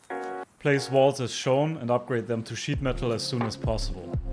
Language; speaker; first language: English; non-native, fluent; German